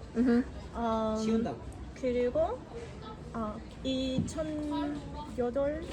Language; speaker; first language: Korean; non-native, learner; German